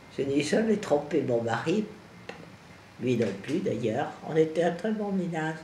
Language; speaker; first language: French; native; French